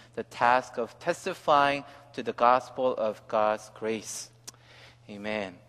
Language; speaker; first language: English; early bilingual, other home language; Korean